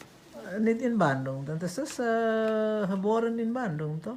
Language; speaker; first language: Dutch; non-native, learner; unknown